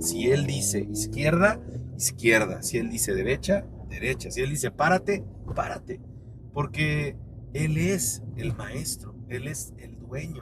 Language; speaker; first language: Spanish; native; Spanish